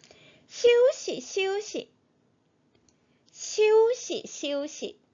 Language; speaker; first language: Chinese; non-native, fluent; Korean